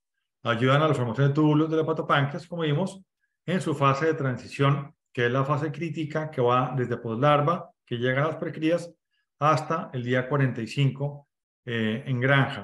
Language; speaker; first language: Spanish; native; Spanish